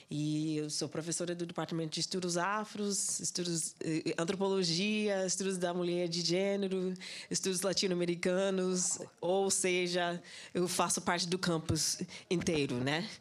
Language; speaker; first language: Portuguese; non-native, fluent; English